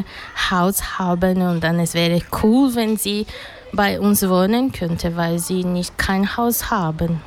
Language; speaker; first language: German; non-native, learner; Portuguese